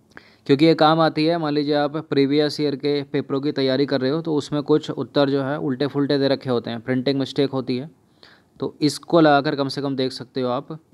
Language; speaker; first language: Hindi; native; Hindi